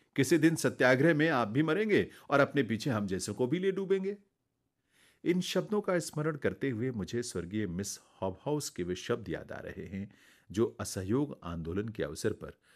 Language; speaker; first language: Hindi; native; Hindi